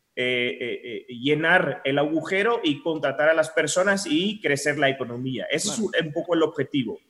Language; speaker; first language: Spanish; non-native, fluent; Dutch